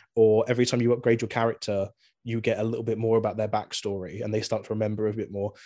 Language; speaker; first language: English; native; English